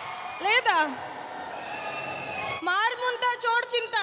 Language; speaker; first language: Telugu; non-native, learner; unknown